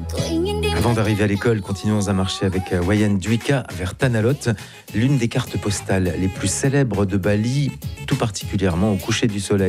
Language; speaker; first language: French; native; French